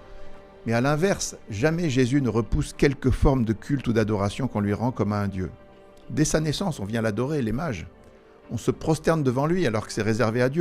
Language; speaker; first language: French; native; French